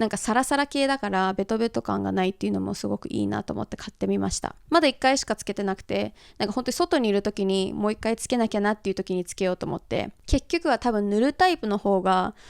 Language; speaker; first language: Japanese; early bilingual, heritage; Japanese